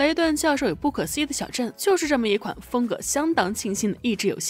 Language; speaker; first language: Chinese; native; Chinese